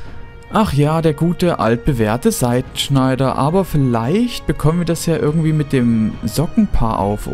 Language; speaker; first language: German; native; German